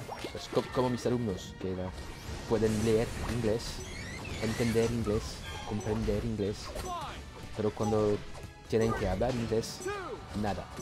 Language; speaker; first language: Spanish; non-native, learner; French